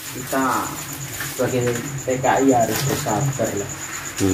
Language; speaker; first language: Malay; non-native, local second language; Javanese